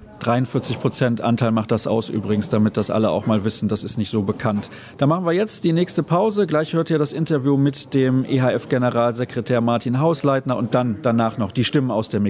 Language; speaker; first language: German; native; German